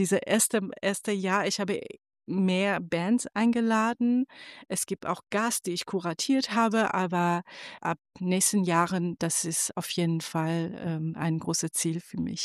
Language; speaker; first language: German; non-native, fluent; Persian